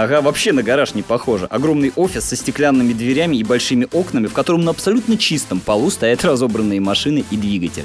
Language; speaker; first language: Russian; native; Russian